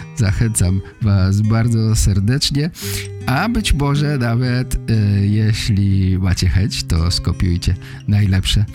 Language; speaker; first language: Polish; native; Polish